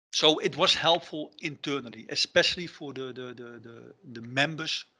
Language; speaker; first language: English; non-native, fluent; Dutch